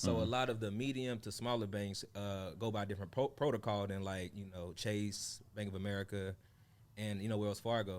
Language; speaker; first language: English; native; English